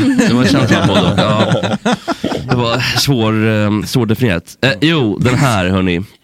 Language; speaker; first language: Swedish; native; Swedish